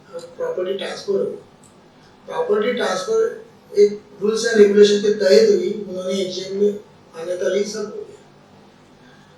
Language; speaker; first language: Hindi; non-native, local second language; Marathi